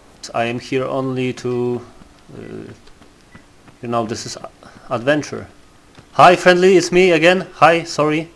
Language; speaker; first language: English; non-native, learner; Polish